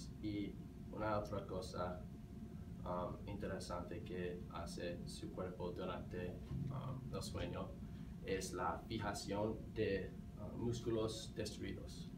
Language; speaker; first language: Spanish; non-native, learner; English